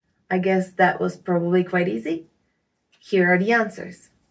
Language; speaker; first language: English; non-native, fluent; Czech